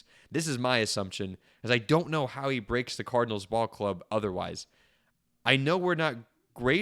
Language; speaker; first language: English; native; English